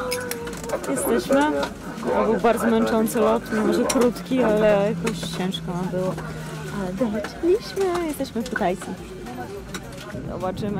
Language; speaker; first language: Polish; native; Polish